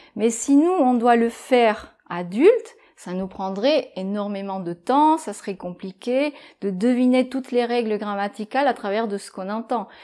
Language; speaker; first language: French; non-native, fluent; Japanese